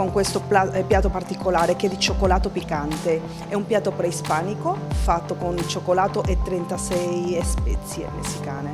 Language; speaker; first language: Italian; non-native, fluent; Spanish